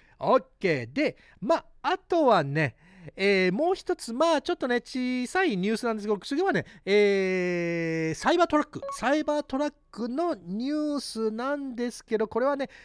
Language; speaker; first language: Japanese; early bilingual, heritage; Japanese